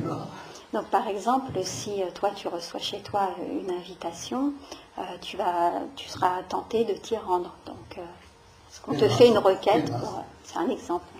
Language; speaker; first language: French; native; French